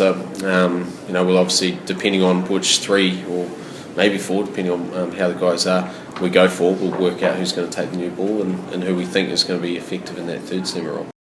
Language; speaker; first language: English; native; English